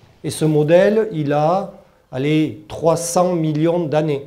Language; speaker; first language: French; early bilingual, other home language; German